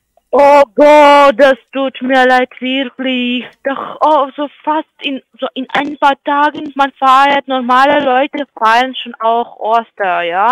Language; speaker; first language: German; non-native, fluent; Ukrainian